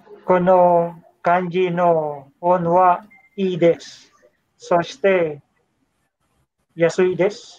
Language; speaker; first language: Japanese; non-native, learner; Filipino